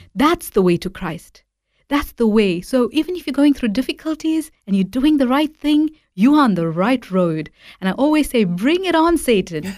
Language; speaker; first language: English; native; English